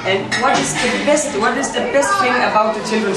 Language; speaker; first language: English; non-native, learner; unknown